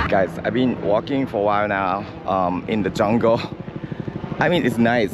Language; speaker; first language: English; non-native, fluent; Japanese